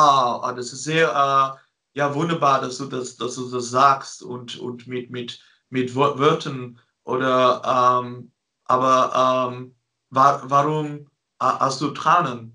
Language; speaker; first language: German; non-native, learner; Dutch